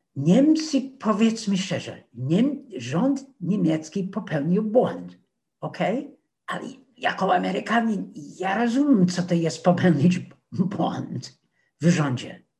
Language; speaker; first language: Polish; non-native, fluent; English